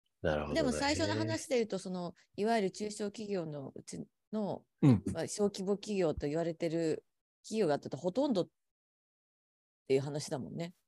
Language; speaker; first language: Japanese; native; Japanese